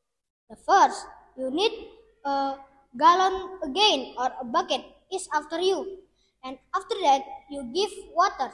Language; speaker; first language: English; non-native, learner; Indonesian